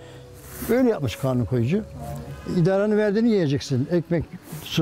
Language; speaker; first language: Turkish; native; Turkish